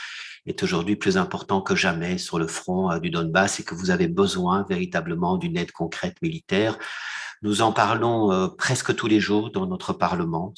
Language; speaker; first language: French; native; French